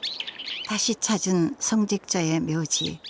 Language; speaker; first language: Korean; native; Korean